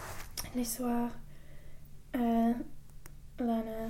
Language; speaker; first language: French; non-native, learner; English